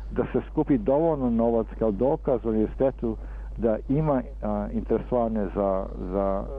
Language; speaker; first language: Serbian; early bilingual, heritage; Serbian